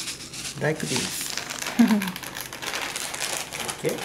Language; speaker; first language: English; non-native, learner; Japanese